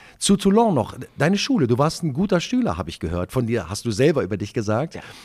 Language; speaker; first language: German; native; German